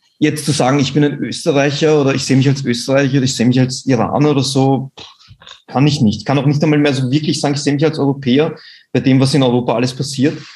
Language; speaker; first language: German; early bilingual, other home language; Persian